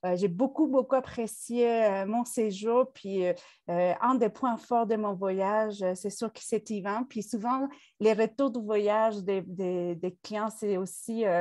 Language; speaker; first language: French; non-native, fluent; Spanish